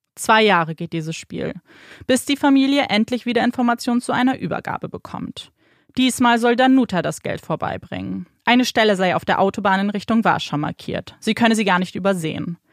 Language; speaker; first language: German; native; German